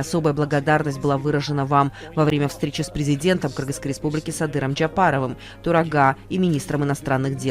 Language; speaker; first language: Russian; native; Russian